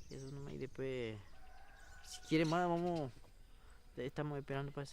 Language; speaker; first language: Spanish; non-native, local second language; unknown